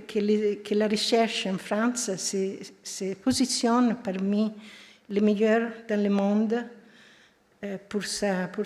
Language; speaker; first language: French; non-native, fluent; Italian